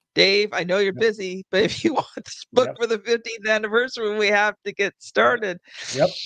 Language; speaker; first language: English; native; English